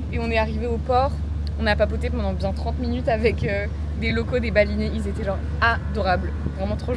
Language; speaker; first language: French; native; French